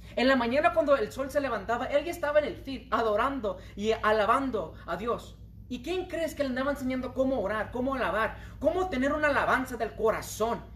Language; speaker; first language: Spanish; early bilingual, heritage; Spanish